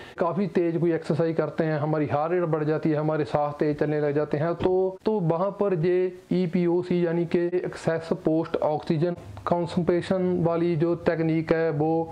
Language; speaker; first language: Hindi; non-native, local second language; Punjabi